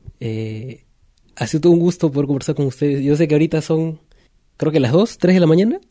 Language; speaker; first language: Spanish; native; Spanish